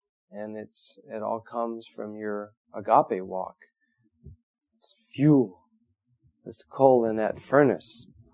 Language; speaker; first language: English; native; English